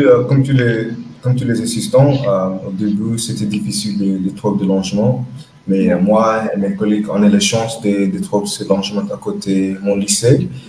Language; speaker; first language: French; non-native, learner; English